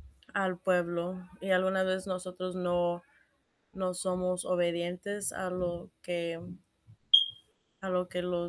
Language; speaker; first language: Spanish; early bilingual, heritage; Spanish